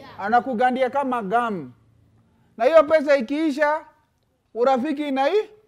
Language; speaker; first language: Swahili; native; Swahili